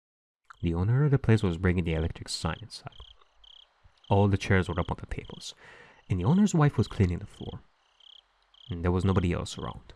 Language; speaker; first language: English; native; English